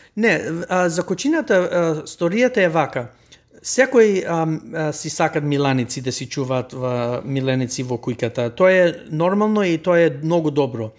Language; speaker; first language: Macedonian; early bilingual, heritage; Macedonian